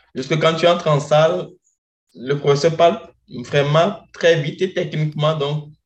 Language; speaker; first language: French; non-native, local second language; Ewe